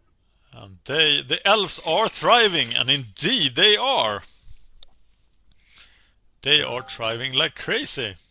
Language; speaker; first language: English; non-native, fluent; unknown